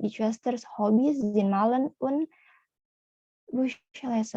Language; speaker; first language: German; non-native, fluent; Indonesian